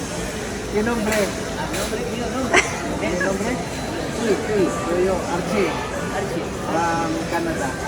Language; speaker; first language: Spanish; non-native, learner; Filipino